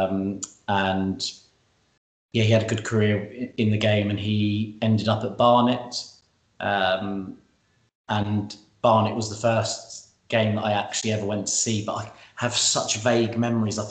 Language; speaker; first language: English; native; English